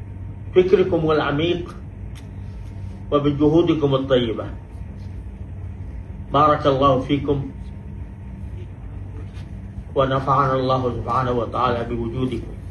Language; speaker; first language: Arabic; non-native, fluent; Urdu